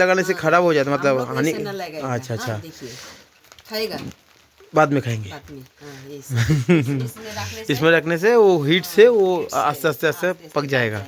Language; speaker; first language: Hindi; non-native, local second language; Bangla